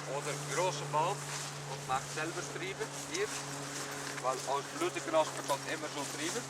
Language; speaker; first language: German; non-native, learner; Dutch